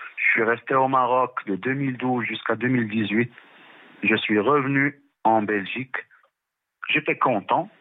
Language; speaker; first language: French; non-native, local second language; Arabic